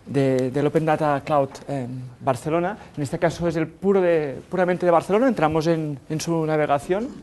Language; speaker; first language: Spanish; native; Spanish